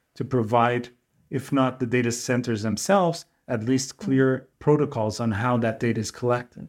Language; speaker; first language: English; non-native, fluent; Portuguese